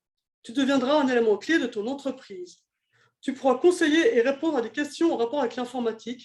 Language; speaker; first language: French; native; French